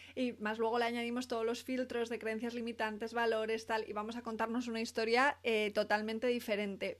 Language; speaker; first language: Spanish; native; Spanish